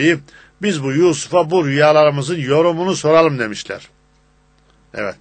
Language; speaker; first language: Turkish; native; Turkish